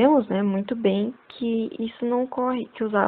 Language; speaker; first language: Portuguese; native; Portuguese